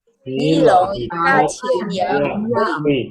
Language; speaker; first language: Chinese; non-native, learner; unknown